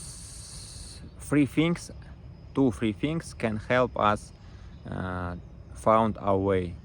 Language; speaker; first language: English; non-native, learner; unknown